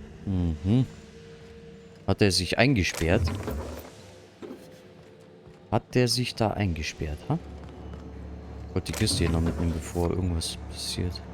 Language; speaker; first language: German; native; German